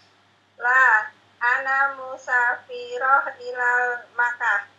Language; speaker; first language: Arabic; non-native, learner; Indonesian